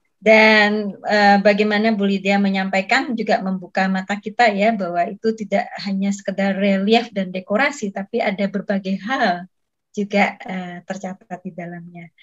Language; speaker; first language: Indonesian; native; Indonesian